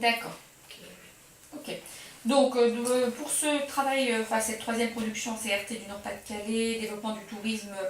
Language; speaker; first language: French; native; French